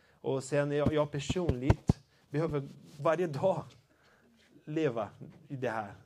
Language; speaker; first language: Swedish; non-native, fluent; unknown